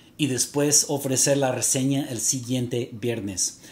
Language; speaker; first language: Spanish; native; Spanish